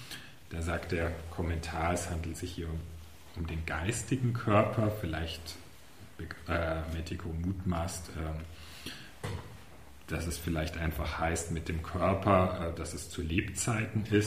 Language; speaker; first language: German; native; German